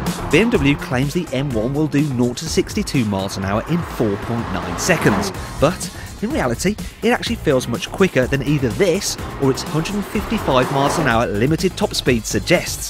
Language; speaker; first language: English; native; English